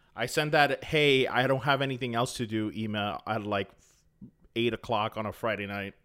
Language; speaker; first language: English; native; English